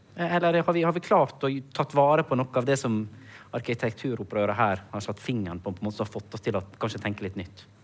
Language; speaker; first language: Norwegian; native; Norwegian